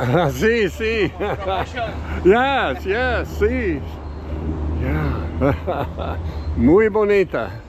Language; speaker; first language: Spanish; non-native, learner; English